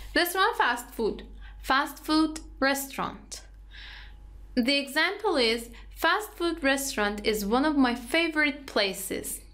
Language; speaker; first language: English; non-native, fluent; Persian